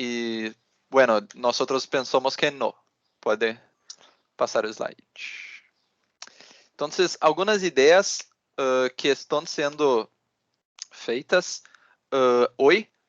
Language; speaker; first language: Spanish; non-native, learner; Portuguese